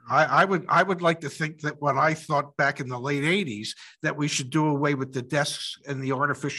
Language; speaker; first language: English; native; English